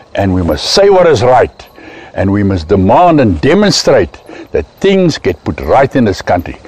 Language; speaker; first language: English; non-native, local second language; Afrikaans